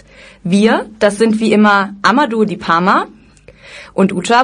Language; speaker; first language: German; native; German